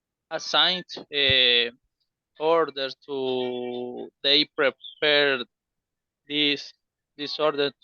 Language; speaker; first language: English; non-native, learner; Spanish